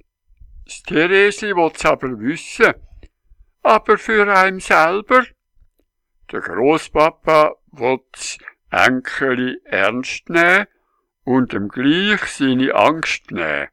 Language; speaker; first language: German; native; German